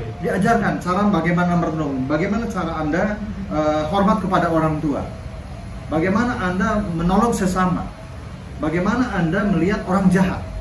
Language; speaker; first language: Indonesian; non-native, local second language; Sundanese